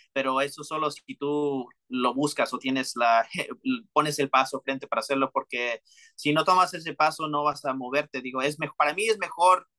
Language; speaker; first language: Spanish; early bilingual, heritage; Spanish